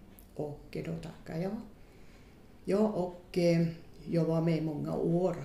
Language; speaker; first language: Swedish; non-native, fluent; Finnish